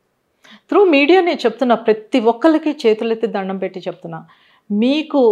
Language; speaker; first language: Telugu; native; Telugu